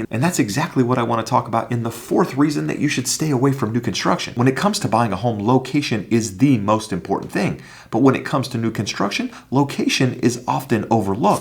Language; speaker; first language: English; native; English